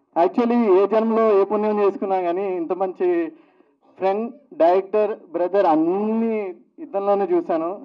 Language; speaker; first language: Telugu; native; Telugu